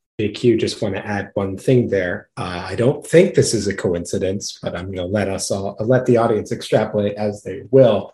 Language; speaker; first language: English; native; English